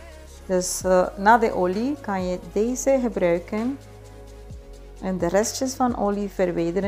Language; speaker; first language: Dutch; non-native, fluent; Spanish